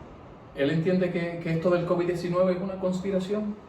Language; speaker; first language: Spanish; native; Spanish